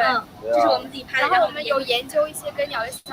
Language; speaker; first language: Chinese; native; Chinese